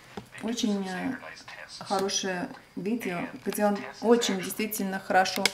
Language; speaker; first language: Russian; non-native, local second language; Latvian